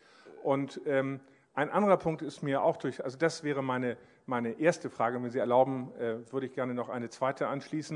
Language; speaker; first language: German; native; German